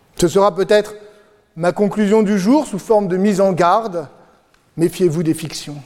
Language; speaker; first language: French; native; French